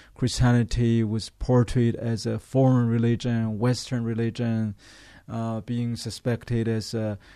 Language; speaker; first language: English; non-native, fluent; Chinese